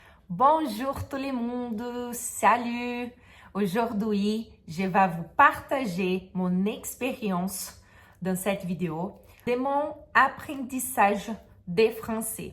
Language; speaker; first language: French; non-native, fluent; Portuguese